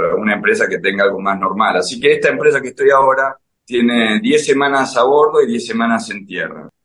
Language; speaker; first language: Spanish; native; Spanish